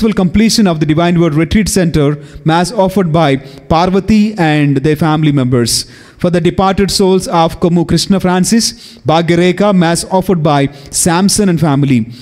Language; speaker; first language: English; non-native, local second language; Telugu